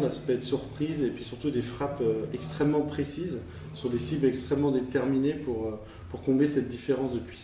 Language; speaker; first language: French; native; French